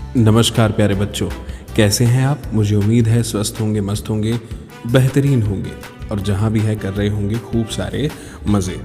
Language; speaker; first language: Hindi; native; Hindi